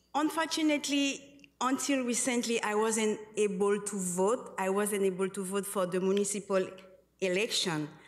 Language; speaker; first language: English; non-native, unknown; Haitian Creole